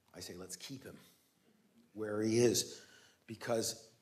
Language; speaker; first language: English; native; English